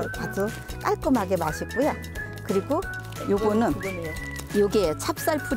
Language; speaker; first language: Korean; native; Korean